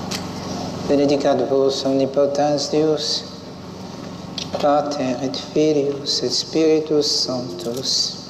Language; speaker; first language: French; native; French